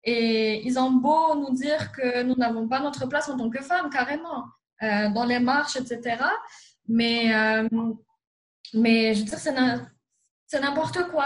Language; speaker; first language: French; non-native, local second language; Arabic